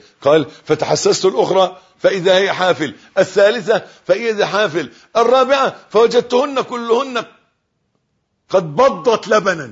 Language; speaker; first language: Arabic; native; Arabic